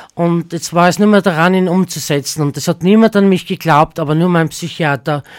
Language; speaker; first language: German; native; German